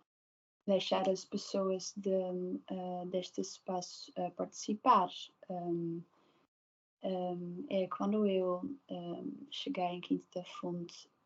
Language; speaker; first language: Portuguese; non-native, learner; Dutch